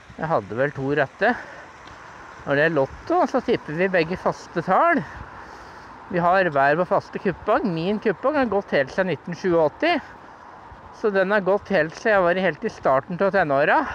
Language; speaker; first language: Norwegian; native; Norwegian